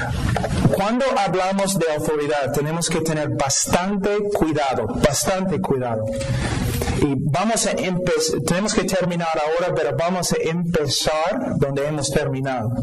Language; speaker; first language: Spanish; non-native, fluent; English